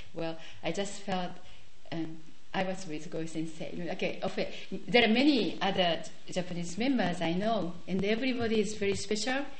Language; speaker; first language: English; non-native, fluent; Japanese